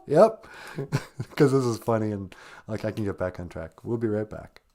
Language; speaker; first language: English; native; English